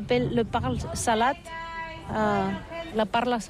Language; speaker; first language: French; non-native, learner; Catalan